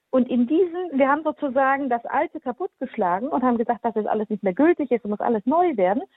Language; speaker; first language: German; early bilingual, heritage; German